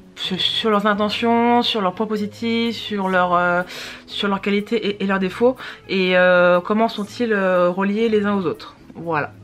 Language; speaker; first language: French; native; French